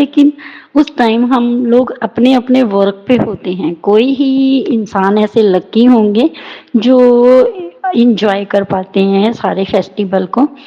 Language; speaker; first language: Hindi; non-native, local second language; Punjabi